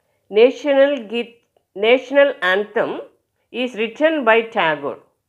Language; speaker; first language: English; non-native, local second language; Tamil